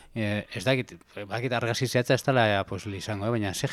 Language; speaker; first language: Basque; native; Basque